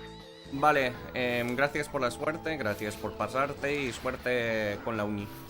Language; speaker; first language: Spanish; non-native, fluent; English